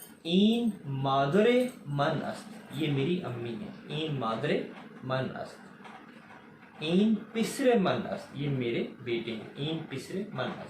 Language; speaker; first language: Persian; non-native, fluent; Urdu